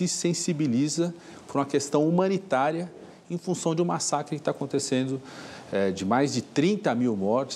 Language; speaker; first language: Portuguese; native; Portuguese